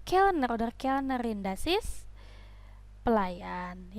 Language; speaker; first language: German; non-native, fluent; Indonesian